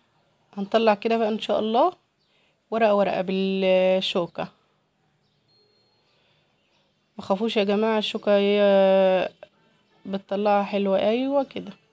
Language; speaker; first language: Arabic; native; Arabic